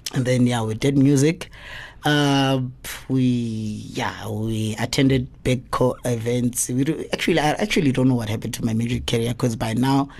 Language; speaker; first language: English; non-native, local second language; Zulu